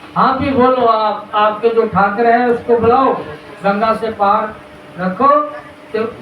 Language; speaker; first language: Hindi; non-native, local second language; Punjabi